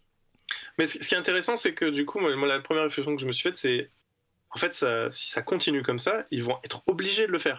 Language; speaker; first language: French; native; French